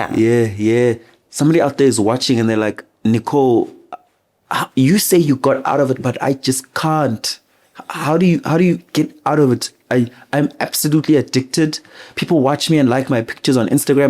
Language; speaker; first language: English; non-native, local second language; Zulu